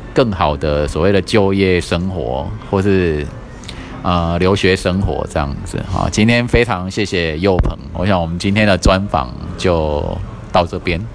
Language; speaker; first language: Chinese; native; Chinese